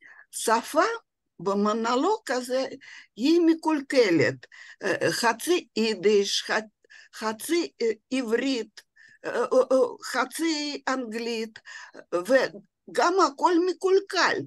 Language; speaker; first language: Hebrew; non-native, fluent; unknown